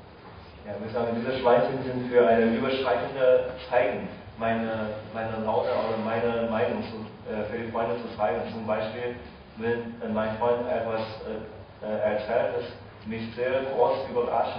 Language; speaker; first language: German; non-native, fluent; Chinese